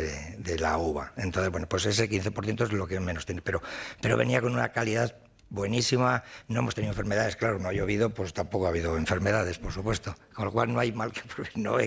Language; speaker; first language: Spanish; native; Spanish